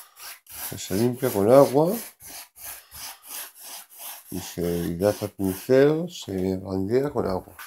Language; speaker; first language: Spanish; non-native, local second language; Catalan